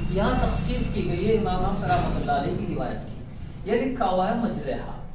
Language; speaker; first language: Urdu; native; Urdu